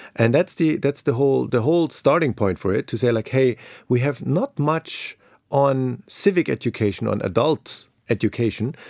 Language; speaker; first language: English; non-native, fluent; German